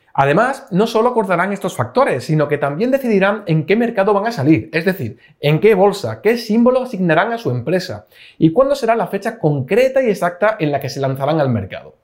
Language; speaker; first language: Spanish; native; Spanish